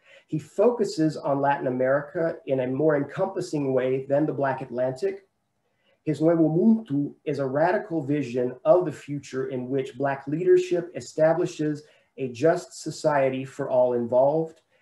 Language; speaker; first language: English; native; English